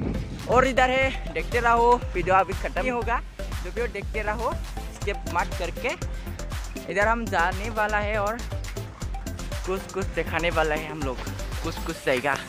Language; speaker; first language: Hindi; non-native, local second language; Bodo